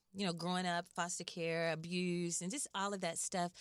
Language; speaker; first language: English; native; English